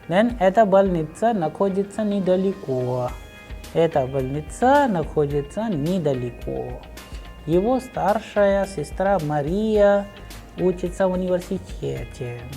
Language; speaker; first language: Russian; non-native, fluent; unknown